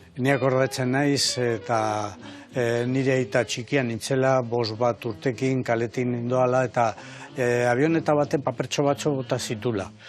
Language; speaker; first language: Basque; non-native, local second language; Spanish